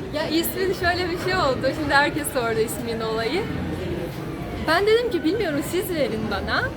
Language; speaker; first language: Turkish; non-native, fluent; Portuguese